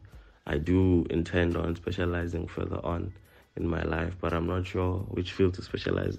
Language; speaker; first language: English; non-native, local second language; Tsonga